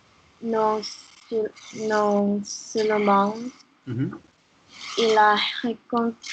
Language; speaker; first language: French; non-native, learner; English